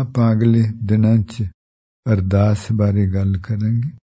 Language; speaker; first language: Punjabi; native; Punjabi